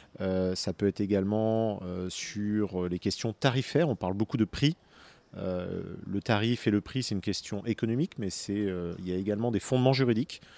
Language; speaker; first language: French; native; French